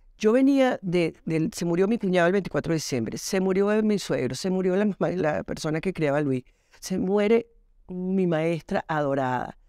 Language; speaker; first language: Spanish; native; Spanish